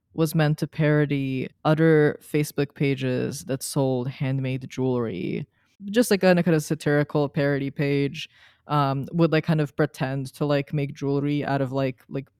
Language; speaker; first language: English; early bilingual, other home language; Serbian